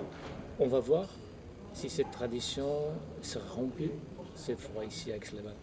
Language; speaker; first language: French; non-native, fluent; Croatian